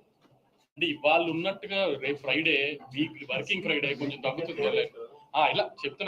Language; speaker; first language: Telugu; native; Telugu